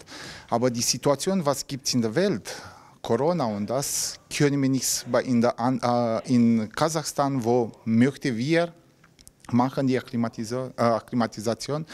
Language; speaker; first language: German; non-native, learner; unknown